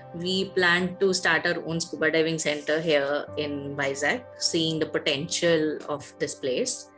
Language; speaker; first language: English; non-native, local second language; Hindi